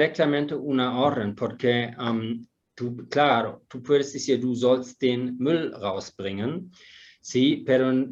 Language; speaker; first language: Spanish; non-native, fluent; German